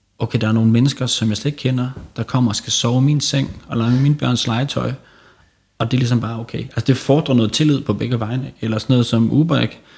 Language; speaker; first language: Danish; native; Danish